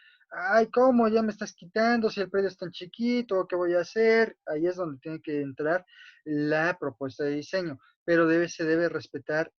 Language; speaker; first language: Spanish; native; Spanish